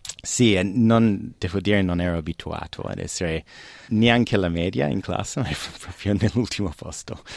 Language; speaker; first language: Italian; non-native, fluent; English